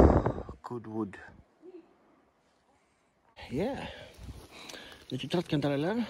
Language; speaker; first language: Swedish; non-native, learner; Thai